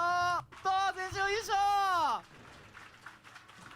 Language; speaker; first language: Japanese; native; Japanese